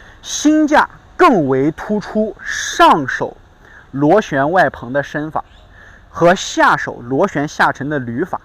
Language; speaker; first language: Chinese; native; Chinese